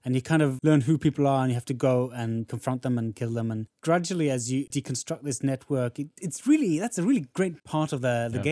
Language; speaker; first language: English; non-native, fluent; Norwegian